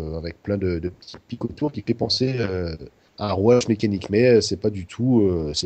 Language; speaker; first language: French; native; French